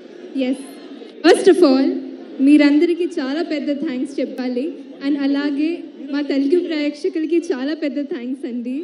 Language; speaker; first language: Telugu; non-native, fluent; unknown